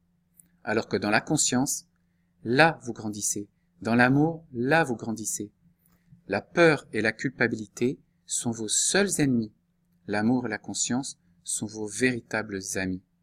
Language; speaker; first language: French; native; French